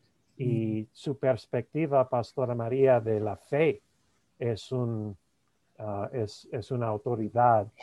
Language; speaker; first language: Spanish; non-native, fluent; English